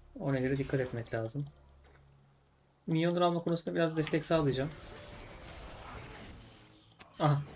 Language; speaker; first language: Turkish; native; Turkish